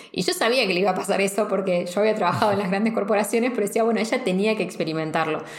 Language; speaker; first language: Spanish; native; Spanish